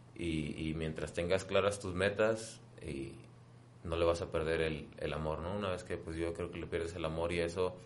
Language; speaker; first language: Spanish; native; Spanish